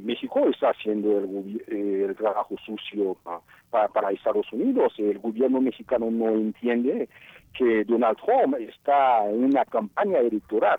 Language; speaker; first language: Spanish; non-native, fluent; Haitian Creole